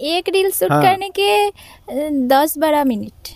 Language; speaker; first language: Hindi; non-native, local second language; Bangla